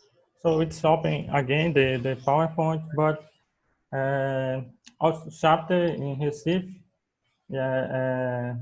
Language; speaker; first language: English; non-native, learner; Portuguese